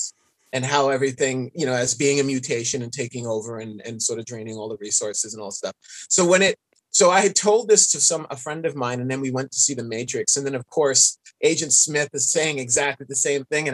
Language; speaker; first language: English; native; English